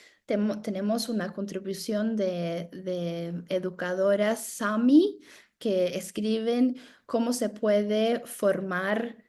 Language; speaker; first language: Spanish; non-native, fluent; Norwegian